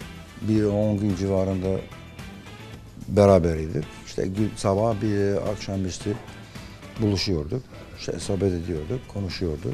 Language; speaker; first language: Turkish; non-native, fluent; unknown